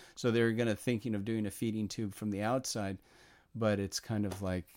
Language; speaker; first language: English; native; English